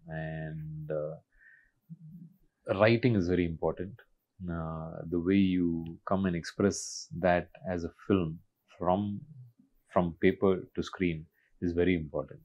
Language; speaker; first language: English; non-native, local second language; Tamil